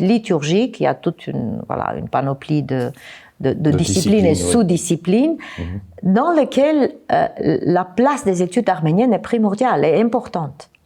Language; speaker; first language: French; non-native, fluent; Armenian